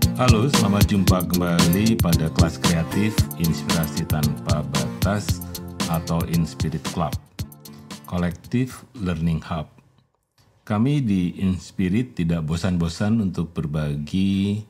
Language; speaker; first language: Indonesian; native; Indonesian